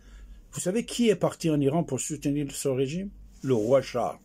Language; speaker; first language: French; non-native, fluent; Persian